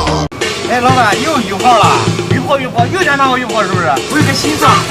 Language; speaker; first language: Chinese; native; Chinese